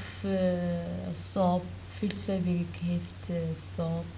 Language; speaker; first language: Dutch; non-native, learner; Arabic